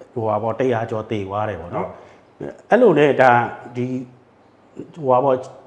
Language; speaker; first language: Burmese; native; Burmese